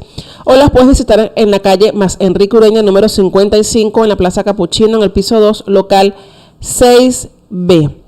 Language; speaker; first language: Spanish; native; Spanish